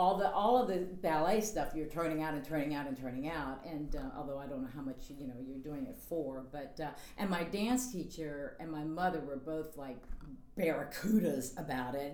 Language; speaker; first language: English; native; English